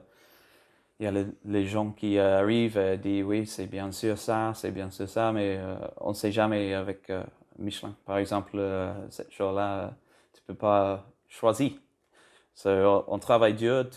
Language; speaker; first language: French; non-native, learner; English